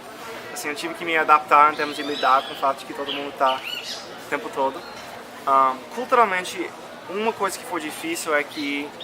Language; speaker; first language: Portuguese; non-native, fluent; English